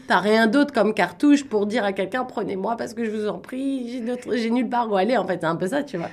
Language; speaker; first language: French; native; French